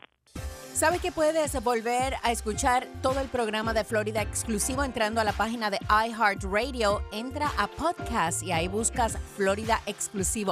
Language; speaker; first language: Spanish; native; Spanish